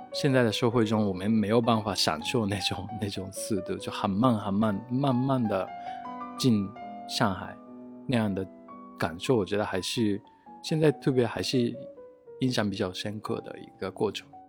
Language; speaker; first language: Chinese; non-native, fluent; Japanese